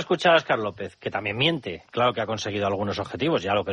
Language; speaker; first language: Spanish; native; Spanish